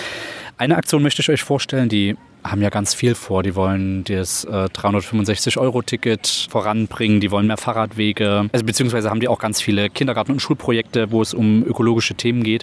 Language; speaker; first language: German; native; German